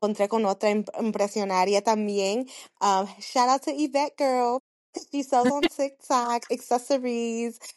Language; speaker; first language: Spanish; early bilingual, heritage; Spanish